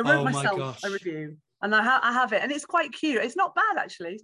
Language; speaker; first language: English; native; English